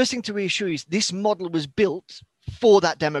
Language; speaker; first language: English; native; English